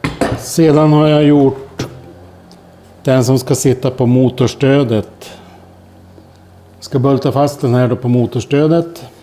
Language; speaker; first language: Swedish; native; Swedish